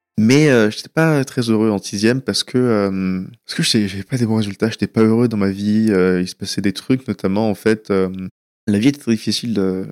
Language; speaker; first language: French; early bilingual, other home language; Persian